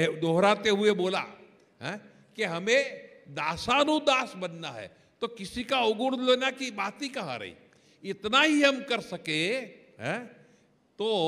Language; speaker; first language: Hindi; non-native, local second language; Gujarati